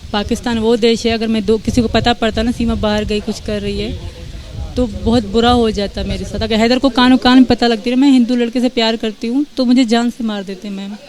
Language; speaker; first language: Urdu; non-native, local second language; Sindhi